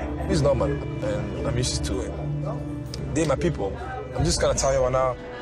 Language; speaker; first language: English; non-native, fluent; Lingala